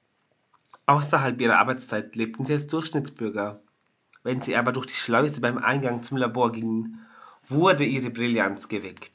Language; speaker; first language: German; native; German